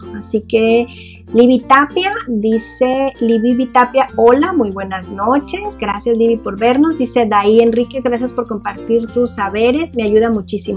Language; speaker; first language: Spanish; native; Spanish